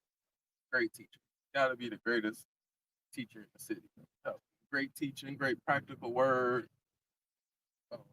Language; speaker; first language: English; native; English